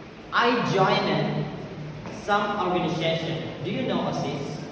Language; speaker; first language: English; non-native, learner; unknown